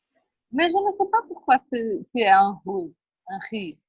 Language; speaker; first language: French; non-native, learner; Portuguese